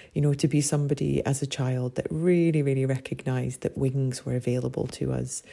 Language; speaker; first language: English; native; English